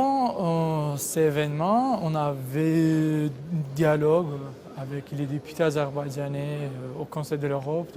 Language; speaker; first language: French; non-native, fluent; Azerbaijani